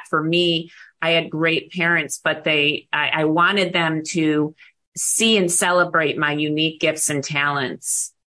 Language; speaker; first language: English; native; English